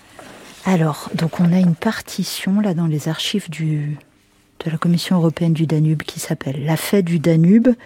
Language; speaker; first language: French; native; French